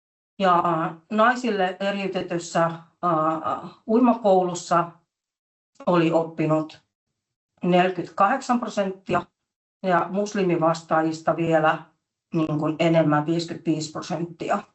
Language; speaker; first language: Finnish; native; Finnish